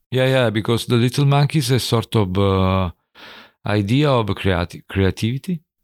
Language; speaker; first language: English; non-native, fluent; Italian